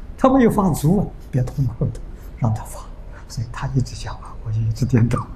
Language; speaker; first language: Chinese; native; Chinese